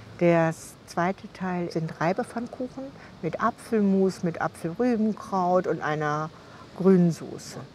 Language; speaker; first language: German; native; German